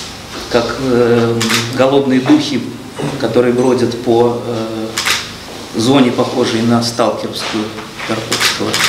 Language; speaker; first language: Russian; native; Russian